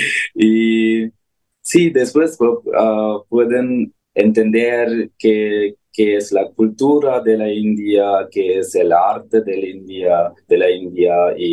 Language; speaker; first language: Spanish; non-native, learner; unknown